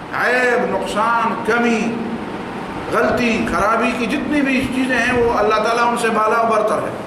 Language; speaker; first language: Urdu; non-native, local second language; Pashto